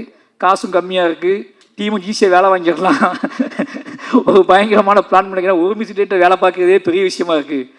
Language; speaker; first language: Tamil; native; Tamil